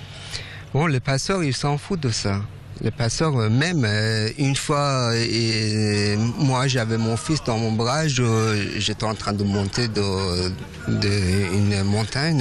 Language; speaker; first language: French; non-native, fluent; Persian